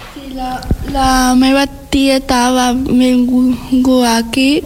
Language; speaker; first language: Catalan; non-native, learner; Spanish